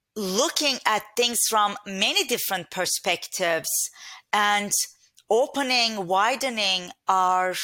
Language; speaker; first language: English; non-native, fluent; Turkish